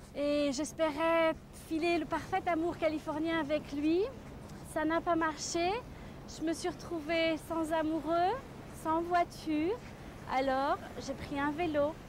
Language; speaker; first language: French; native; French